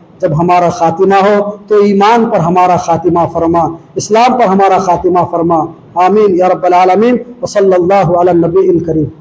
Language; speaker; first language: Urdu; native; Urdu